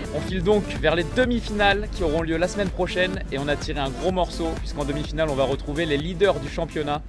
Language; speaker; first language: French; native; French